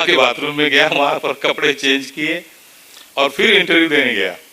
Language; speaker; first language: Hindi; non-native, local second language; Marathi